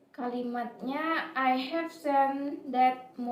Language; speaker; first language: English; non-native, learner; Indonesian